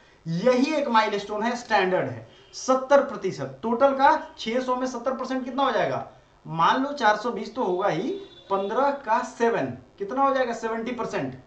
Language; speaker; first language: Hindi; native; Hindi